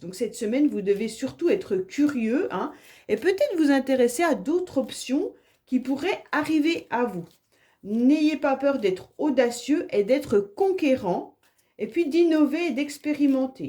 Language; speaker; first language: French; native; French